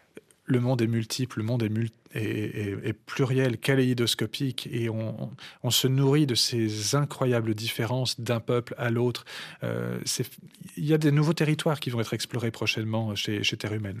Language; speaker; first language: French; native; French